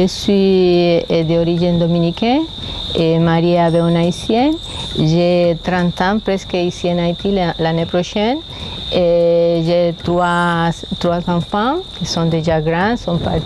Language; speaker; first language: French; non-native, fluent; Spanish